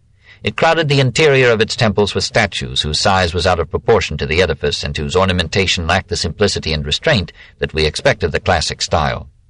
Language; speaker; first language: English; native; English